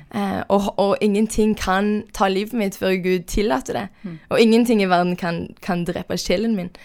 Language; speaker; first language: Norwegian; native; Norwegian